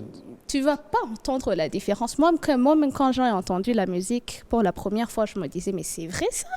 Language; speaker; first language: French; non-native, local second language; Rundi